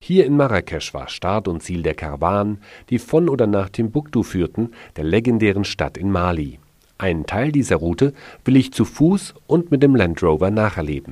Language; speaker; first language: German; native; German